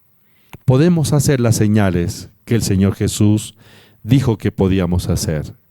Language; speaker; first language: Spanish; native; Spanish